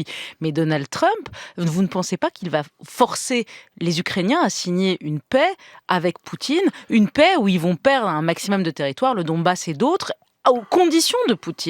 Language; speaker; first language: French; native; French